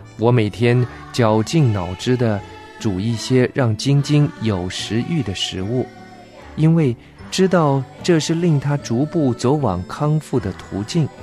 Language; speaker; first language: Chinese; non-native, local second language; Cantonese